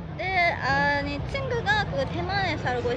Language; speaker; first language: Korean; non-native, fluent; Japanese